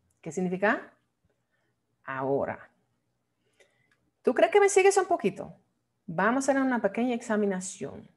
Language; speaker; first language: Spanish; non-native, fluent; Dutch